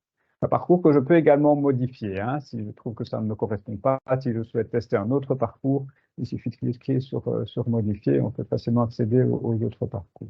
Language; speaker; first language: French; native; French